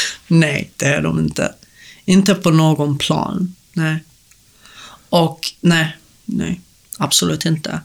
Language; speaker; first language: Swedish; non-native, fluent; Arabic